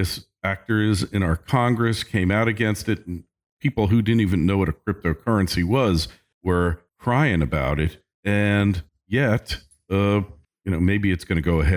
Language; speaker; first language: English; native; English